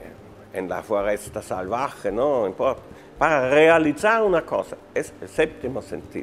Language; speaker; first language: Spanish; non-native, fluent; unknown